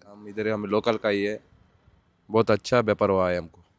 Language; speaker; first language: Hindi; non-native, local second language; Kannada